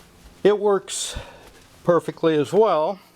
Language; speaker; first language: English; native; English